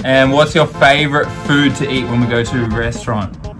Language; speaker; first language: English; native; English